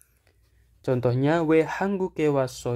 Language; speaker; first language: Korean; non-native, fluent; Indonesian